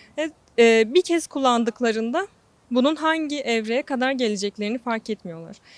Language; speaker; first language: Turkish; non-native, local second language; Kurdish